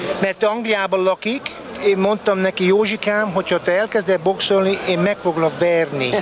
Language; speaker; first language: Hungarian; early bilingual, heritage; Hungarian